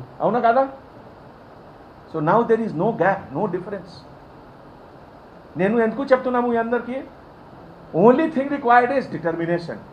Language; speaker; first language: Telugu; non-native, fluent; Hindi